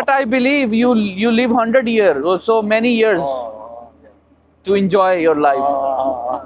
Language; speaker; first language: English; non-native, learner; Punjabi